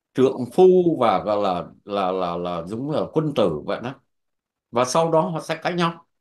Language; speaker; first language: Vietnamese; native; Vietnamese